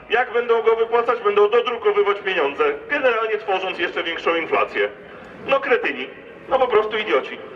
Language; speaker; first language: Polish; native; Polish